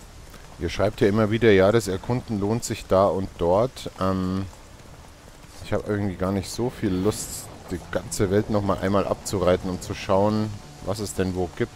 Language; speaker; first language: German; native; German